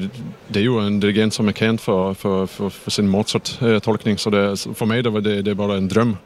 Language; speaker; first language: Danish; non-native, fluent; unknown